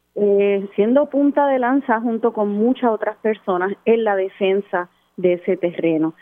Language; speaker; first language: Spanish; native; Spanish